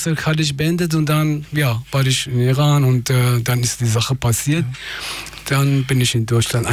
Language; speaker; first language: German; non-native, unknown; Persian